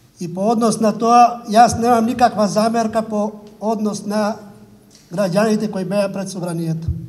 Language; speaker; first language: Macedonian; non-native, local second language; Albanian